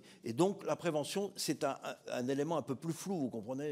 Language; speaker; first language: French; native; French